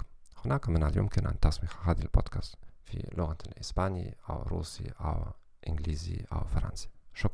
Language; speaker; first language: Arabic; non-native, learner; German